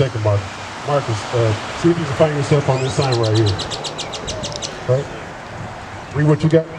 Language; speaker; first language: English; native; English